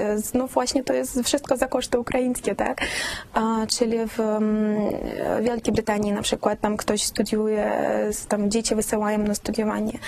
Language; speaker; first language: Polish; non-native, fluent; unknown